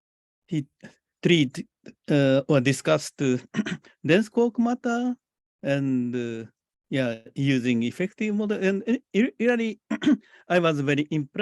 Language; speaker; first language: English; non-native, fluent; Japanese